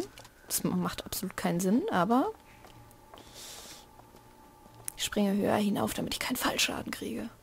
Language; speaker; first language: German; native; German